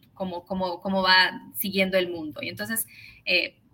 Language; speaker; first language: Spanish; early bilingual, heritage; Spanish